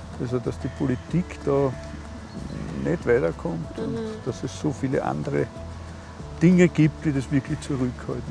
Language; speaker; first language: German; native; German